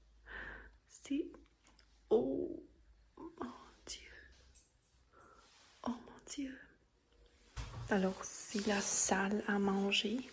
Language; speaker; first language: French; non-native, learner; English